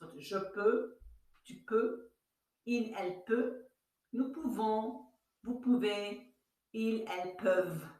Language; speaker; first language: French; non-native, fluent; English